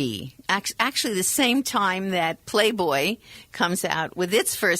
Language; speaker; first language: English; native; English